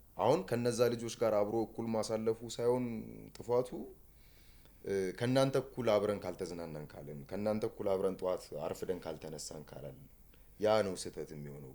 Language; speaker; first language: Amharic; native; Amharic